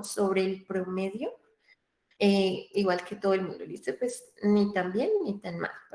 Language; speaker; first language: Spanish; native; Spanish